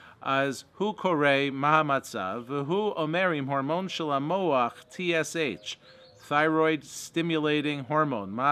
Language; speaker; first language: Hebrew; non-native, fluent; English